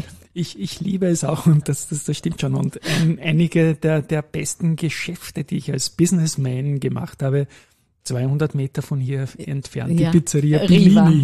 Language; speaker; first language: German; native; German